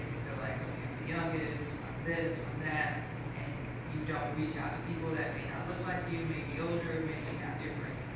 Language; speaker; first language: English; native; English